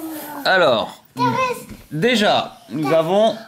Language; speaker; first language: French; native; French